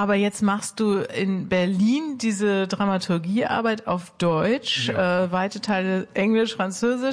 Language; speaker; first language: German; native; German